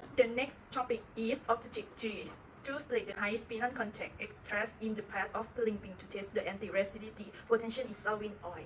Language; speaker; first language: English; non-native, learner; Thai